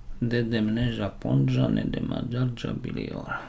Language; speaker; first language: Turkish; non-native, learner; Slovak